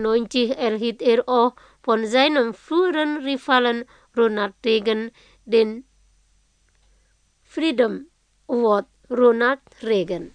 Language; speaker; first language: German; non-native, fluent; Indonesian